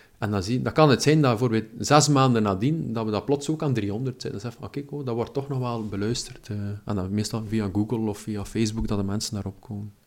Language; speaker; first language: Dutch; native; Dutch